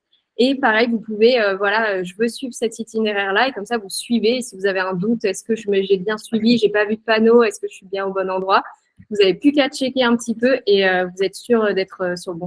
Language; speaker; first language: French; native; French